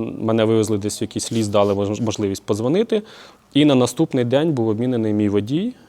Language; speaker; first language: Ukrainian; native; Ukrainian